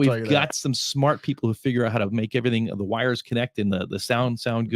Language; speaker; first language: English; native; English